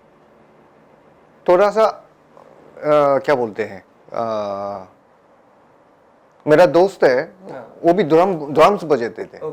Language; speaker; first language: Hindi; non-native, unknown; Japanese